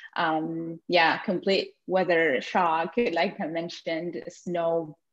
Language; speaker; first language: English; non-native, fluent; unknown